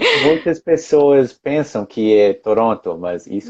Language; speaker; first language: Portuguese; non-native, fluent; English